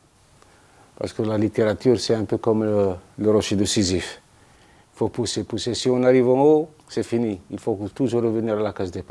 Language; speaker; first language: French; non-native, local second language; Arabic